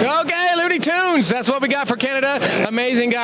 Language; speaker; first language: English; native; English